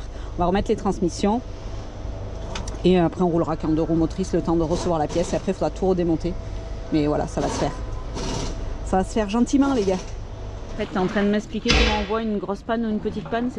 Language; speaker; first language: French; native; French